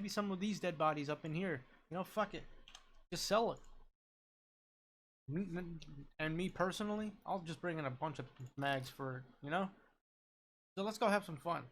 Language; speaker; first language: English; native; English